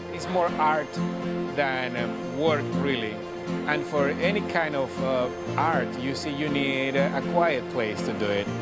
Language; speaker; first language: English; non-native, fluent; Spanish